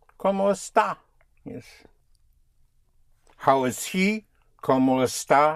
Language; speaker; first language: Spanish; non-native, fluent; English